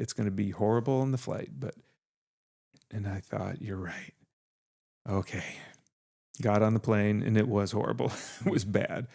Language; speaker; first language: English; native; English